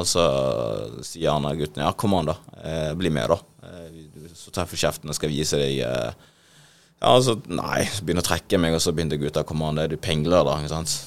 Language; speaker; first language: Norwegian; early bilingual, other home language; Swahili